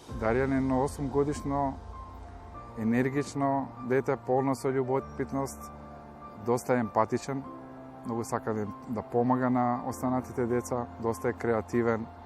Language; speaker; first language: Macedonian; native; Macedonian